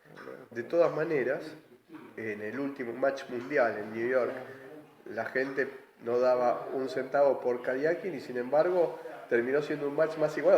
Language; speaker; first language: Spanish; native; Spanish